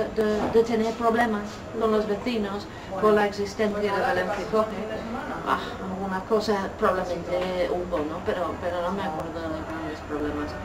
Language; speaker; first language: Spanish; non-native, fluent; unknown